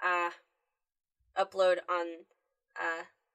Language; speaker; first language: English; early bilingual, other home language; Spanish